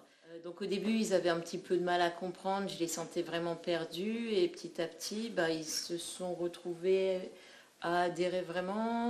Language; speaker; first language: French; native; French